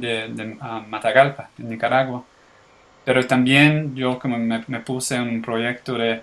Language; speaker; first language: Spanish; early bilingual, heritage; English